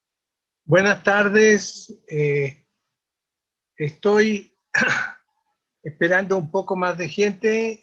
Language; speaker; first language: Spanish; native; Spanish